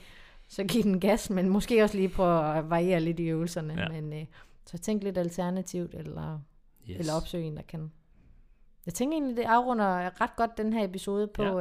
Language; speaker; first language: Danish; native; Danish